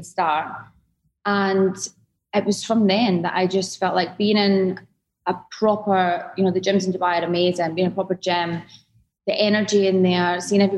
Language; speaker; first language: English; native; English